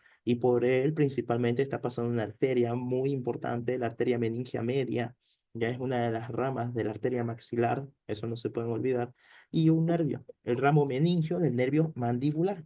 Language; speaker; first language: Spanish; native; Spanish